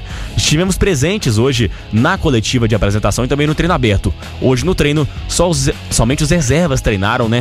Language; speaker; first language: Portuguese; native; Portuguese